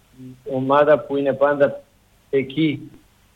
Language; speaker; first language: Greek; non-native, learner; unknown